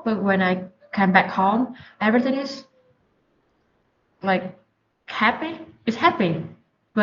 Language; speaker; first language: English; non-native, learner; Vietnamese